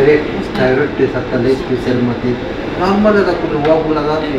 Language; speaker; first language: Arabic; non-native, learner; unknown